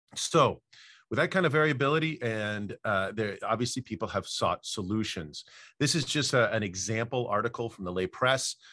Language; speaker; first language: English; native; English